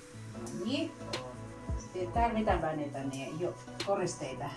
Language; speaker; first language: Finnish; non-native, learner; Filipino